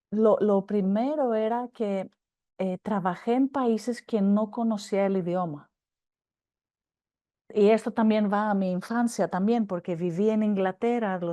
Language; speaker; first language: Spanish; non-native, fluent; Greek